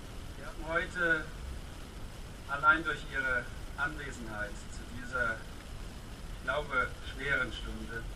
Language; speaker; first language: German; native; German